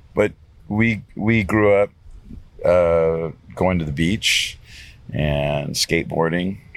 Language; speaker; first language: English; native; English